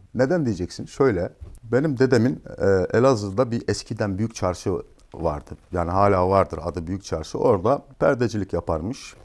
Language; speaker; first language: Turkish; native; Turkish